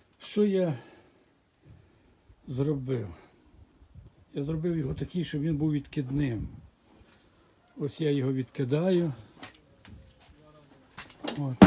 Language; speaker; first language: Ukrainian; native; Ukrainian